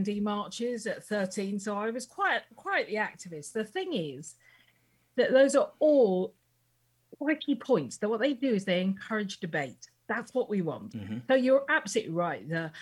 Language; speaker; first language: English; native; English